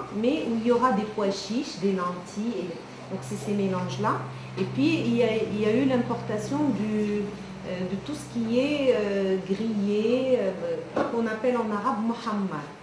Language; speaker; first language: French; non-native, local second language; Arabic